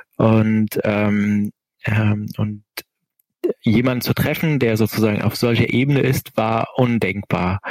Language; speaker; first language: German; non-native, fluent; Arabic